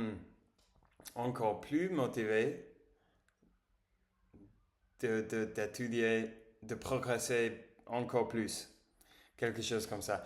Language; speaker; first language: French; non-native, learner; English